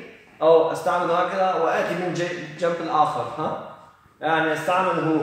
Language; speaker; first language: Arabic; non-native, fluent; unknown